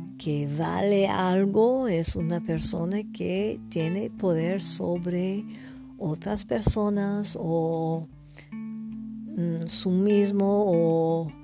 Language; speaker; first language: Spanish; non-native, learner; English